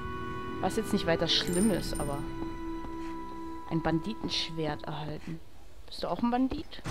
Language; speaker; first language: German; native; German